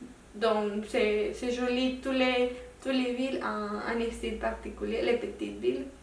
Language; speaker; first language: French; non-native, local second language; Spanish